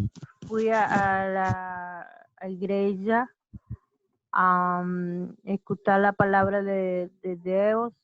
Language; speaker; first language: Portuguese; non-native, learner; Spanish